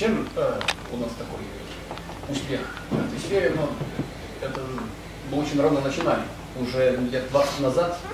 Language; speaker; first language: Ukrainian; non-native, learner; Estonian